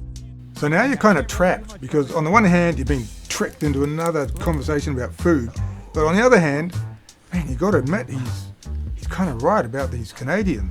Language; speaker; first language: English; native; English